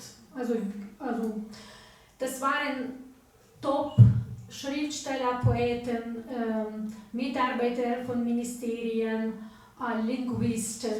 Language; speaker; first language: German; non-native, fluent; Ukrainian